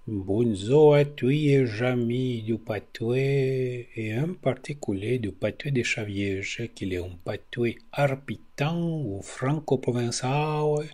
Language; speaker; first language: French; non-native, learner; Italian